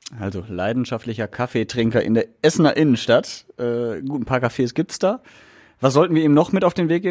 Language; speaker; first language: German; native; German